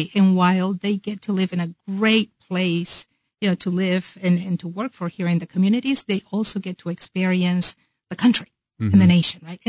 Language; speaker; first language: English; non-native, fluent; Spanish